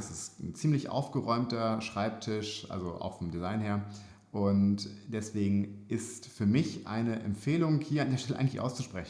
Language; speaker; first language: German; native; German